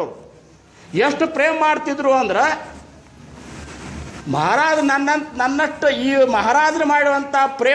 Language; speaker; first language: Kannada; native; Kannada